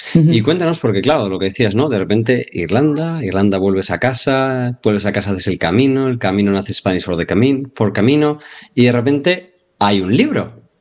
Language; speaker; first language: Spanish; native; Spanish